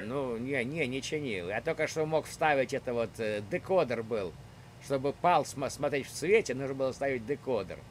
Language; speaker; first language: Russian; native; Russian